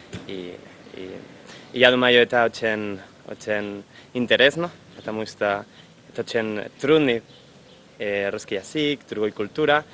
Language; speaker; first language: Russian; non-native, learner; Spanish